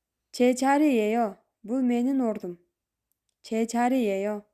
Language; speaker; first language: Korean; non-native, fluent; Kyrgyz